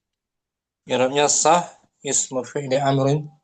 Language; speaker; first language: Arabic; non-native, fluent; Indonesian